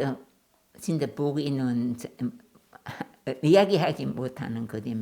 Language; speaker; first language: Korean; non-native, learner; German